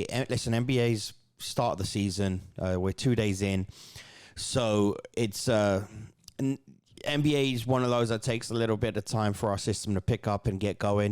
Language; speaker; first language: English; native; English